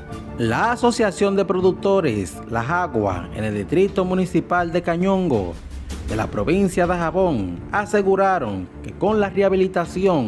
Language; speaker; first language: Spanish; native; Spanish